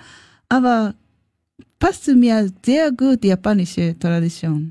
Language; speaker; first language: German; non-native, learner; Japanese